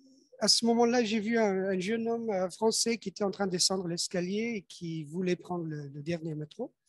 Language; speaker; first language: French; non-native, fluent; Persian